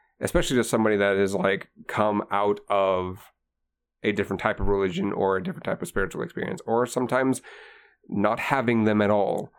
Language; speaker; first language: English; native; English